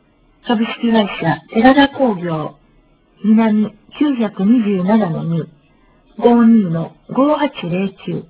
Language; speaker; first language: Japanese; native; Japanese